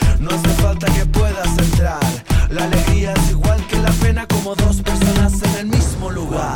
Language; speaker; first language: Spanish; native; Spanish